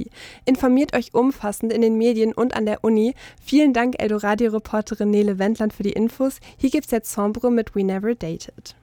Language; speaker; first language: German; native; German